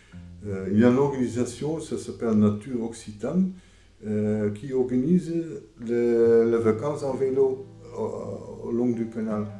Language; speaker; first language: French; non-native, fluent; Dutch